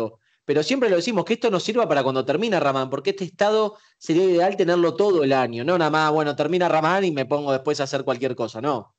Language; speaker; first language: Spanish; native; Spanish